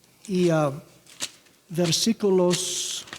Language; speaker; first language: Spanish; non-native, learner; English